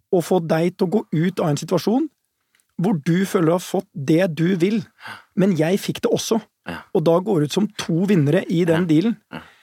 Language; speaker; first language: Norwegian; native; Norwegian